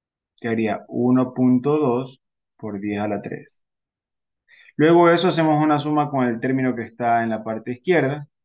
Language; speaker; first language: Spanish; native; Spanish